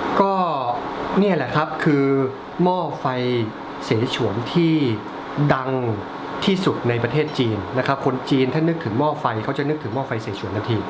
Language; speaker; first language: Thai; native; Thai